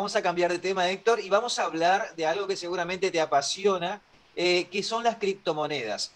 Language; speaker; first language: Spanish; native; Spanish